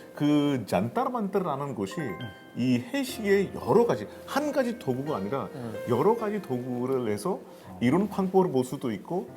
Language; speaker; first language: Korean; non-native, fluent; Hindi